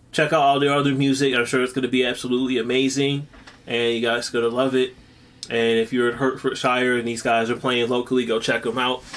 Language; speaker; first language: English; native; English